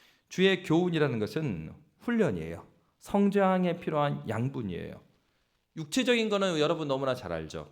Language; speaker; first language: Korean; native; Korean